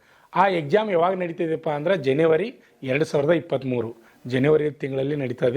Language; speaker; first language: Kannada; native; Kannada